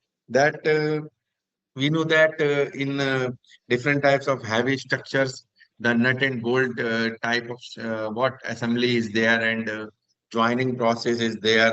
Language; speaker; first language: English; non-native, local second language; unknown